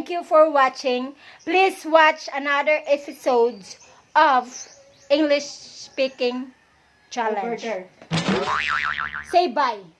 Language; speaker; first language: English; non-native, learner; Cebuano